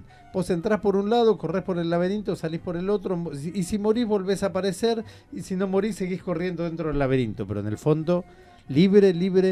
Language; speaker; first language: Spanish; native; Spanish